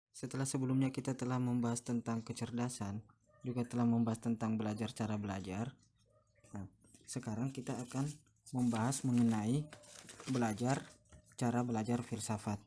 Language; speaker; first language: Indonesian; native; Indonesian